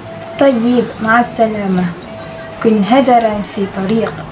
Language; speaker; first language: Arabic; non-native, learner; Malay